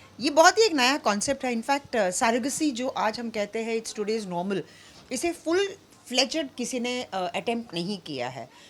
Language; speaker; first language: Hindi; non-native, local second language; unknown